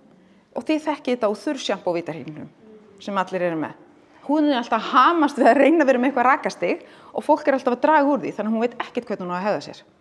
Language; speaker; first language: Icelandic; native; Icelandic